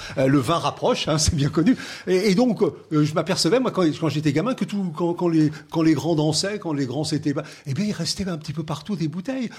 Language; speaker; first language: French; native; French